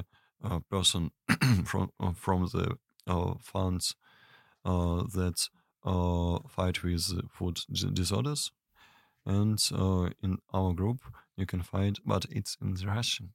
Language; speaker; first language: English; non-native, learner; Russian